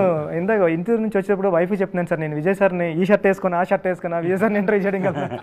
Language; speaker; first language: Telugu; native; Telugu